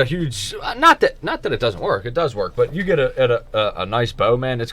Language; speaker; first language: English; native; English